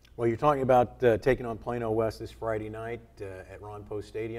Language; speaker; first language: English; native; English